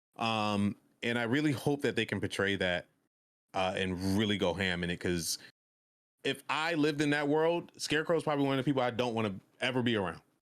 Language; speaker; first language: English; native; English